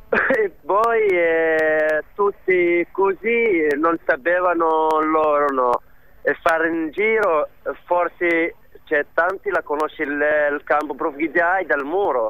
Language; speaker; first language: Italian; non-native, learner; Arabic